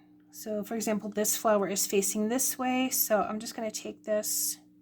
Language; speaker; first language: English; native; English